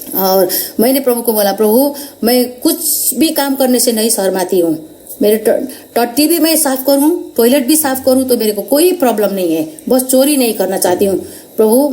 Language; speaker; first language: Hindi; non-native, local second language; Nepali